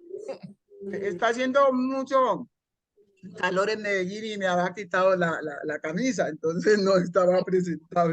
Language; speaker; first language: Spanish; native; Spanish